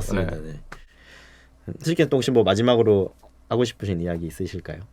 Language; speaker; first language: Korean; native; Korean